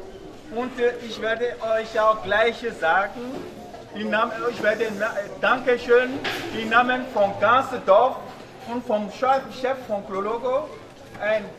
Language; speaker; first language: German; non-native, fluent; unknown